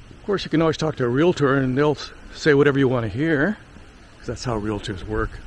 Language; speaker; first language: English; native; English